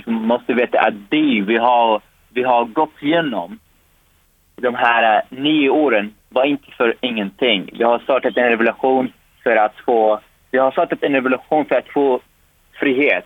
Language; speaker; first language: Swedish; non-native, fluent; Arabic